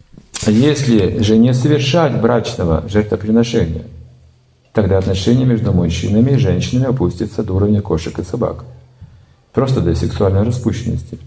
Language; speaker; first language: Russian; native; Russian